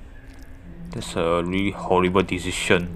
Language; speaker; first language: English; non-native, fluent; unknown